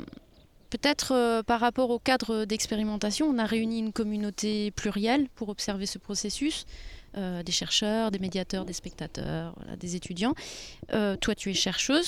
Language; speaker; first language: French; native; French